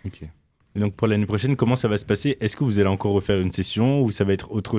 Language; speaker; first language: French; native; French